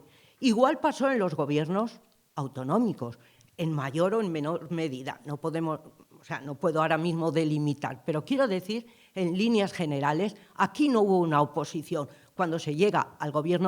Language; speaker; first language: Spanish; native; Spanish